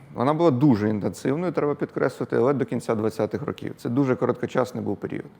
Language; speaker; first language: Ukrainian; native; Ukrainian